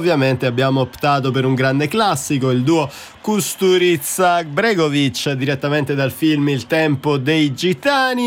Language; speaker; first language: Italian; native; Italian